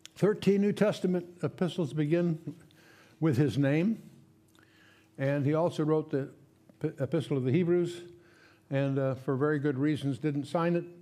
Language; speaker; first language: English; native; English